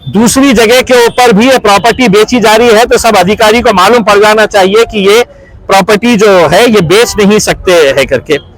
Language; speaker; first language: Hindi; non-native, local second language; Urdu